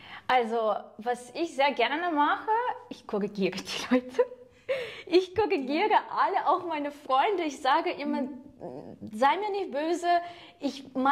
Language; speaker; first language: German; non-native, fluent; Ukrainian